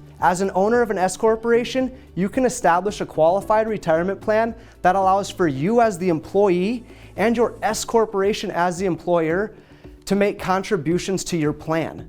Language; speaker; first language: English; native; English